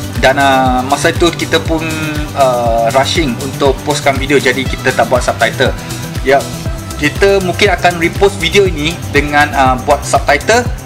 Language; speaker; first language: Malay; non-native, local second language; Min Nan Chinese